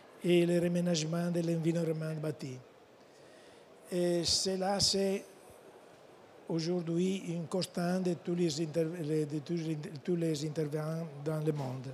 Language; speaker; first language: French; non-native, fluent; Italian